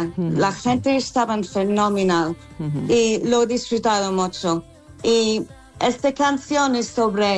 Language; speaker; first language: Spanish; non-native, fluent; English